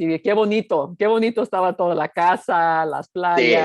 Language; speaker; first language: Spanish; early bilingual, heritage; Spanish